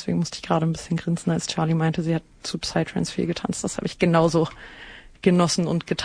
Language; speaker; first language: German; native; German